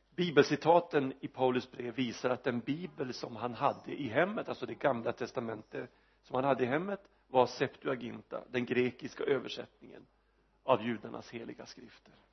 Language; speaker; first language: Swedish; native; Swedish